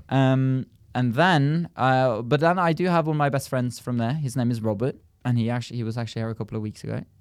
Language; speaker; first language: English; non-native, fluent; Norwegian